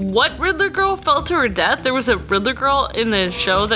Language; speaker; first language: English; native; English